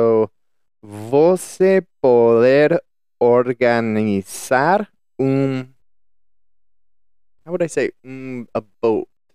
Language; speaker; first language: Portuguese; non-native, learner; English